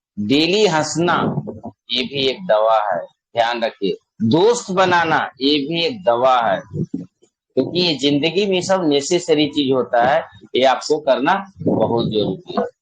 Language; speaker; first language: Hindi; native; Hindi